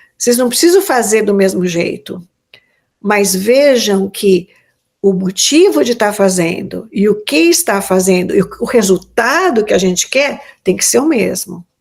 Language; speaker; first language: Portuguese; native; Portuguese